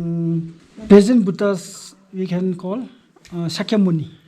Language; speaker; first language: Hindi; non-native, learner; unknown